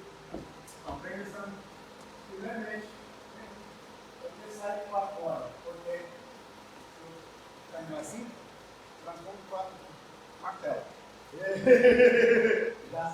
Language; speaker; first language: Portuguese; non-native, learner; English